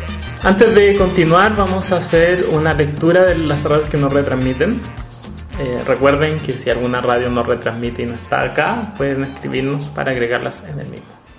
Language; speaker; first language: Spanish; native; Spanish